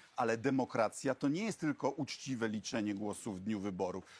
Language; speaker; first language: Polish; native; Polish